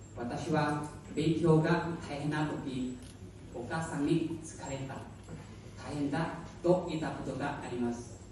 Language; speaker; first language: Japanese; non-native, learner; Hmong